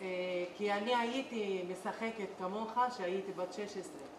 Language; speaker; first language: Hebrew; non-native, local second language; Arabic